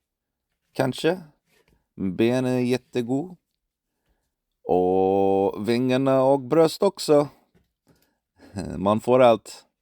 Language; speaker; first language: Swedish; non-native, fluent; English